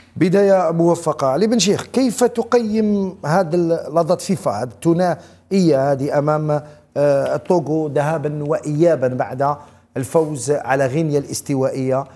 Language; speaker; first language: Arabic; native; Arabic